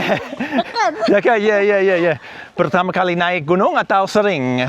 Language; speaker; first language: Indonesian; non-native, learner; English